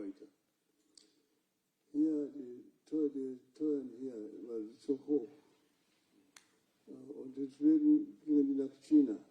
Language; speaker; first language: German; non-native, fluent; Luo (Kenya and Tanzania)